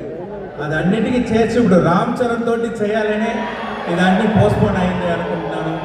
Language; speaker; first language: Telugu; non-native, local second language; Tamil